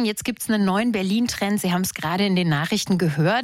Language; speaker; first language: German; native; German